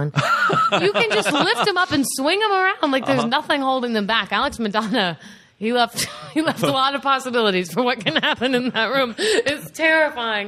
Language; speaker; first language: English; native; English